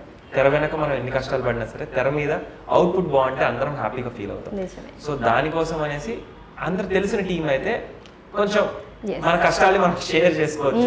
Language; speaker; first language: Telugu; native; Telugu